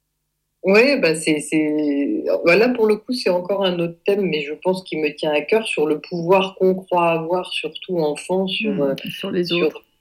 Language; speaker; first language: French; native; French